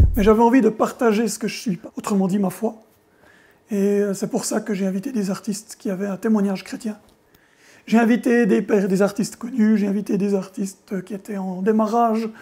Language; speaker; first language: French; native; French